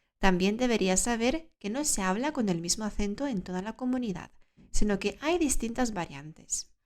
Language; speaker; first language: Spanish; early bilingual, other home language; Lithuanian